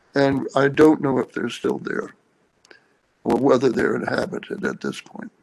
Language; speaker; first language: English; native; English